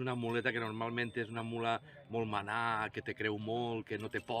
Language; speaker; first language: Catalan; native; Catalan